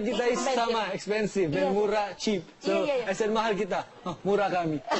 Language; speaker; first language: Indonesian; non-native, learner; Filipino